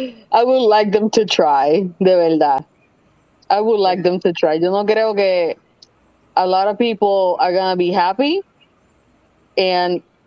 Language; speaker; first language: English; non-native, local second language; Spanish